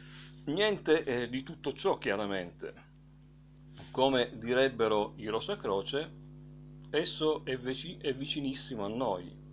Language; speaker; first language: Italian; native; Italian